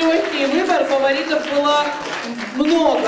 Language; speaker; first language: Russian; native; Russian